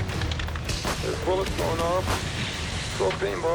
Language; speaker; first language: English; native; English